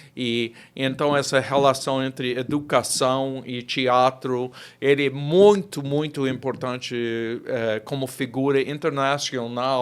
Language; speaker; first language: Portuguese; non-native, fluent; English